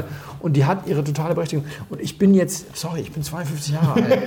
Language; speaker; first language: German; native; German